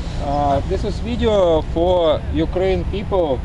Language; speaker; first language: English; non-native, learner; Russian